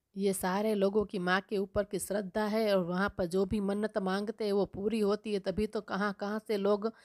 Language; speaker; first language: Hindi; non-native, local second language; Gujarati